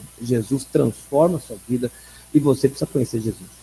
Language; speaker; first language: Portuguese; native; Portuguese